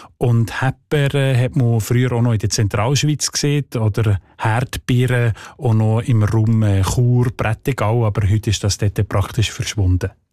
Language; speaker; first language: German; native; German